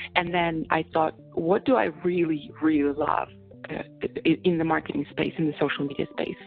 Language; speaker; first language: English; non-native, fluent; Russian